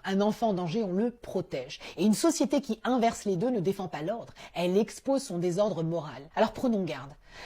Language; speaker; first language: French; native; French